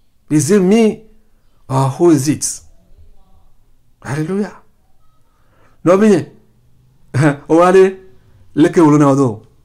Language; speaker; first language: English; non-native, fluent; Ewe